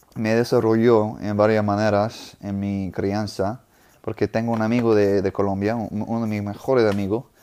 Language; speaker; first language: Spanish; non-native, fluent; English